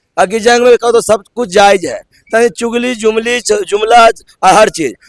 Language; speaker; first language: Hindi; native; Hindi